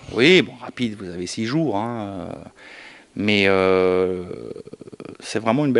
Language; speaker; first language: French; native; French